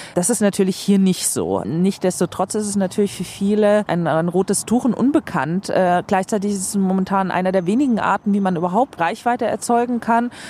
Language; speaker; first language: German; non-native, fluent; Swedish